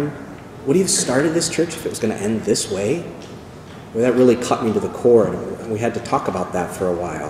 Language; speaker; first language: English; native; English